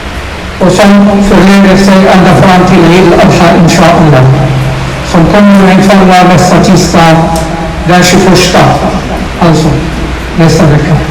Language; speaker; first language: Swedish; non-native, fluent; Somali